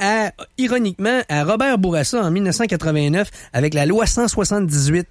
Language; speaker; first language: French; native; French